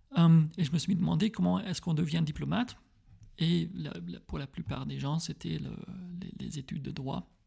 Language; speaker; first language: French; early bilingual, heritage; French